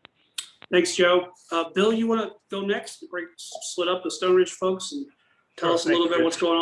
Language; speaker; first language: English; native; English